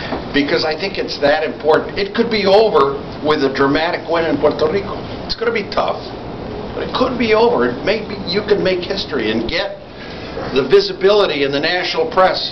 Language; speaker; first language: English; early bilingual, other home language; Spanish